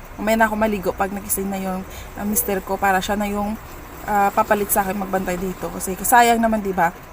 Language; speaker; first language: Filipino; native; Filipino